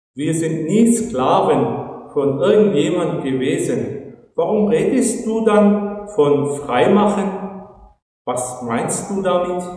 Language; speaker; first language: German; non-native, fluent; Turkish